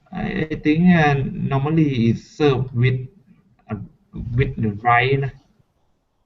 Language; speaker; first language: English; non-native, learner; Thai